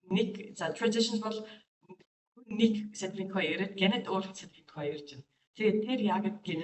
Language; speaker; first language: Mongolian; non-native, learner; English